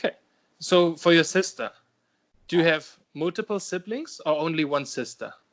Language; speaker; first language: English; non-native, fluent; German